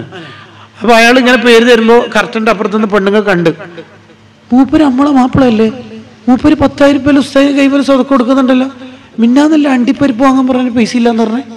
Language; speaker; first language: Malayalam; native; Malayalam